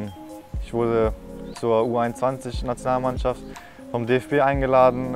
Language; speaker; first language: German; non-native, fluent; Japanese